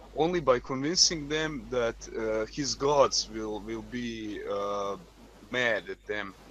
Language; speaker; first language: English; non-native, fluent; Croatian